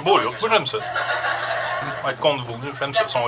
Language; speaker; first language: French; native; French